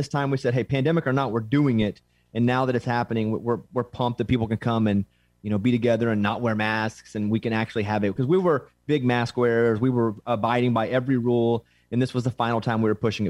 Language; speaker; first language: English; native; English